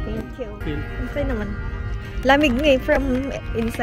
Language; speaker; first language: Filipino; native; Filipino